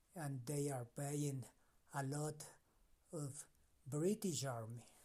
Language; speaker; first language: English; non-native, learner; Spanish